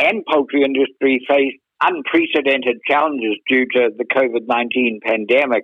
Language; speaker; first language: English; native; English